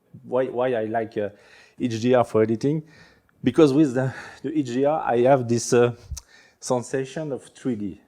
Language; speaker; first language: English; non-native, learner; French